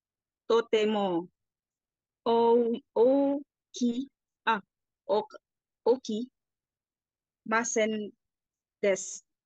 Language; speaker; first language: Japanese; non-native, learner; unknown